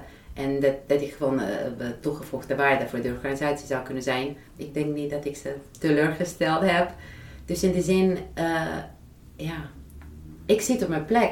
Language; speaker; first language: Dutch; non-native, fluent; Romanian